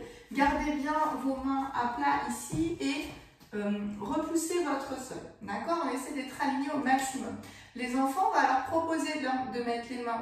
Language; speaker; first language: French; native; French